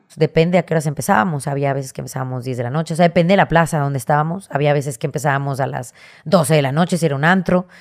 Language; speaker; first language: Spanish; native; Spanish